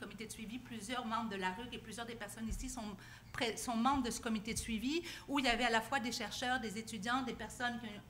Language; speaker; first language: French; native; French